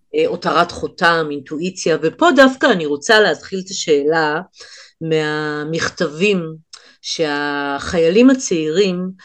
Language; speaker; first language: Hebrew; native; Hebrew